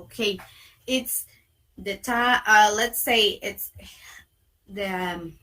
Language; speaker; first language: English; non-native, fluent; Spanish